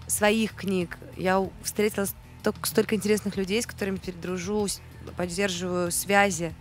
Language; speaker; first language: Russian; native; Russian